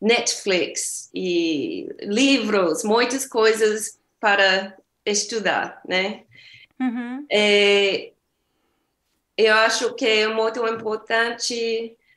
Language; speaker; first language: Portuguese; non-native, learner; English